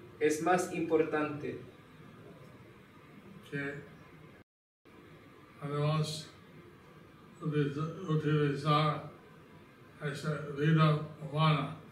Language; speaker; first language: Spanish; non-native, learner; English